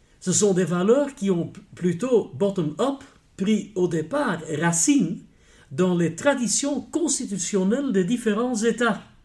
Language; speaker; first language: French; non-native, local second language; Dutch